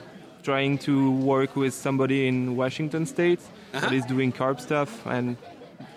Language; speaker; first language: English; non-native, fluent; French